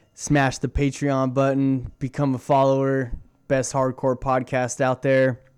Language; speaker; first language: English; native; English